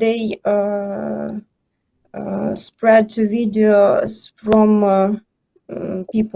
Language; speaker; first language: English; non-native, learner; Ukrainian